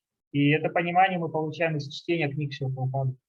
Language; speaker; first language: Russian; native; Russian